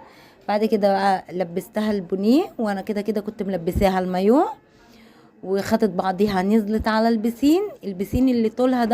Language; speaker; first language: Arabic; native; Arabic